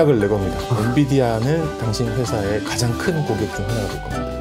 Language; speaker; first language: Korean; native; Korean